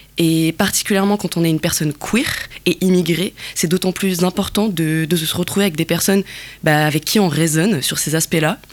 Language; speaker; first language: French; non-native, local second language; Kabyle